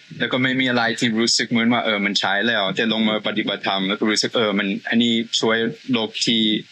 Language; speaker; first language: Thai; non-native, fluent; Swedish